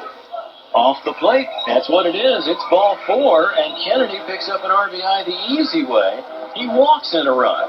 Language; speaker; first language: English; native; English